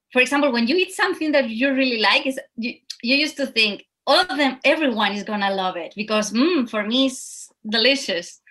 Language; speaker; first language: English; non-native, fluent; Spanish